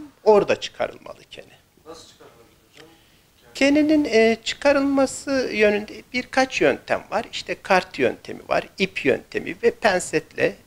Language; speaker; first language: Turkish; native; Turkish